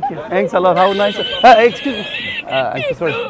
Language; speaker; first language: English; non-native, learner; Persian